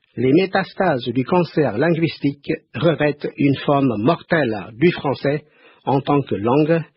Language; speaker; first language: French; non-native, fluent; Khmer